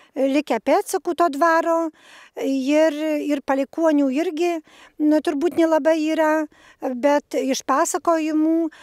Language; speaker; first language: Lithuanian; native; Lithuanian